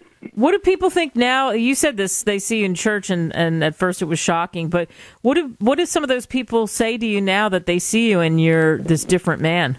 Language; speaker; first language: English; native; English